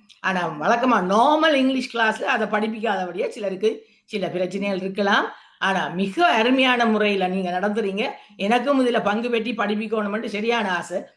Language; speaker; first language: Tamil; native; Tamil